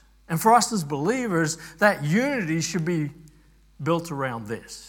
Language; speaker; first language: English; native; English